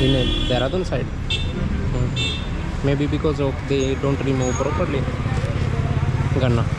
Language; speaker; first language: English; non-native, learner; Hindi